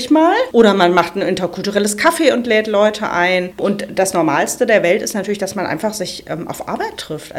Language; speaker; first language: German; native; German